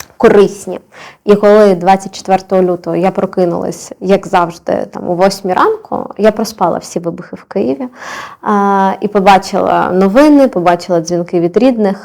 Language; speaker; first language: Ukrainian; native; Ukrainian